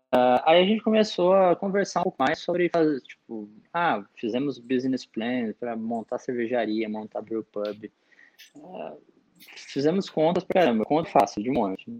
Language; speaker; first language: Portuguese; native; Portuguese